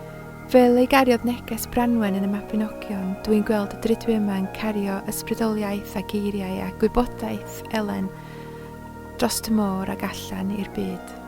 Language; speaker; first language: Welsh; native; Welsh